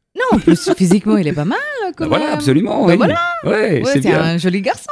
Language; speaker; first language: French; non-native, fluent; Indonesian